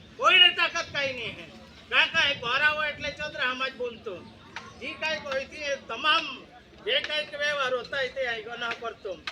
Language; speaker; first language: Gujarati; non-native, local second language; Bhili